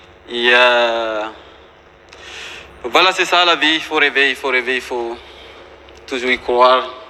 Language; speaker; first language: French; non-native, local second language; Mandingo